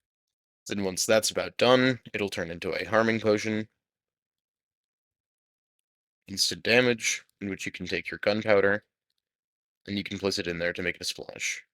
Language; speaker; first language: English; native; English